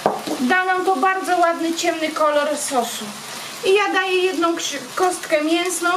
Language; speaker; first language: Polish; native; Polish